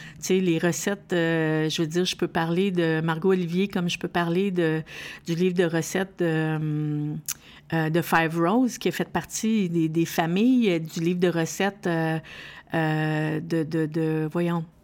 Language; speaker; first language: French; native; French